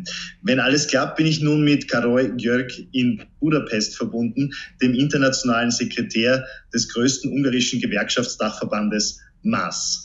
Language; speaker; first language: German; native; German